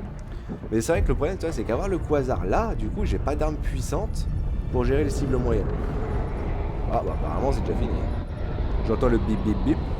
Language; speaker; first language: French; native; French